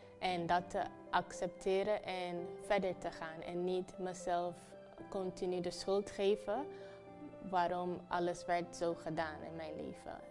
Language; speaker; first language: Dutch; non-native, local second language; Papiamento